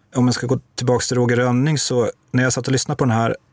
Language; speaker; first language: Swedish; native; Swedish